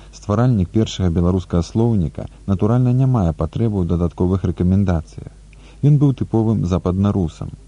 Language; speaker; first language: Belarusian; native; Belarusian